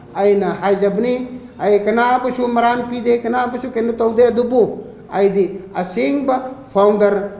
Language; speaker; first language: Manipuri; non-native, local second language; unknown